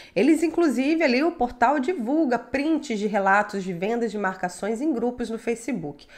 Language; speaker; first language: Portuguese; native; Portuguese